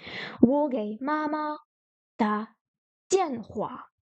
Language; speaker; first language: Chinese; non-native, learner; French